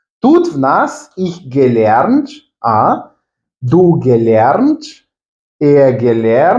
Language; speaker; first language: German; non-native, fluent; Ukrainian